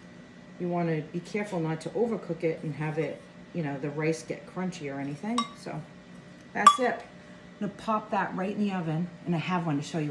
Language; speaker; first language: English; native; English